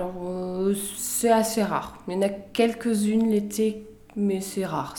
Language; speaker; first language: French; native; French